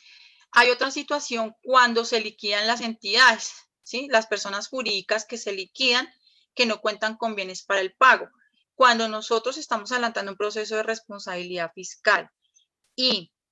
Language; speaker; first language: Spanish; native; Spanish